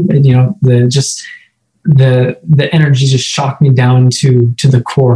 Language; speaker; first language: English; native; English